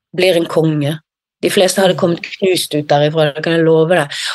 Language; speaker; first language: Norwegian; native; Norwegian